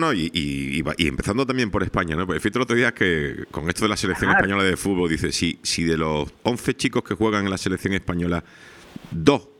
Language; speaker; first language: Spanish; native; Spanish